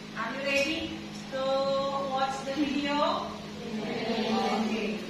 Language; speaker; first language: English; non-native, fluent; Indonesian